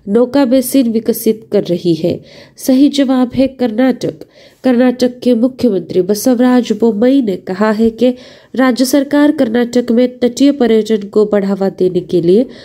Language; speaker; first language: Hindi; non-native, local second language; Marathi